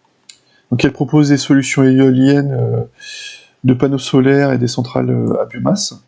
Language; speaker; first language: French; native; French